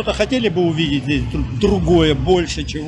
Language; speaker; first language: Russian; native; Russian